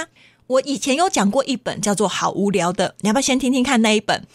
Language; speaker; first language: Chinese; native; Chinese